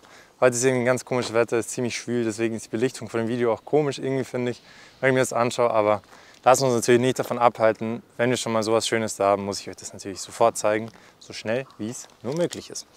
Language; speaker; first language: German; native; German